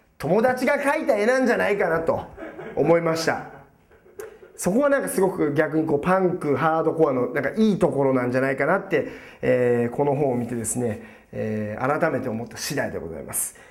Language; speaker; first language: Japanese; native; Japanese